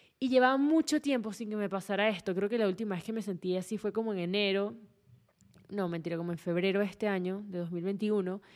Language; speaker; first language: Spanish; native; Spanish